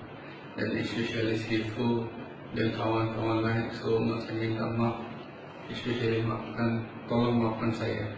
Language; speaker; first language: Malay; non-native, learner; Bangla